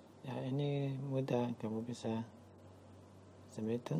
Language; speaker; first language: Indonesian; non-native, learner; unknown